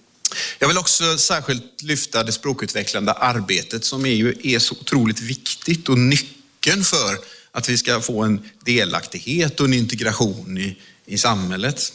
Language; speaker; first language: Swedish; native; Swedish